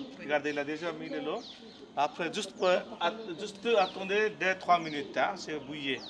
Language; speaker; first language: French; non-native, learner; Hindi